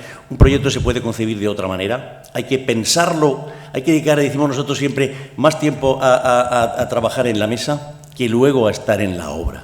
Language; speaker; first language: Spanish; native; Spanish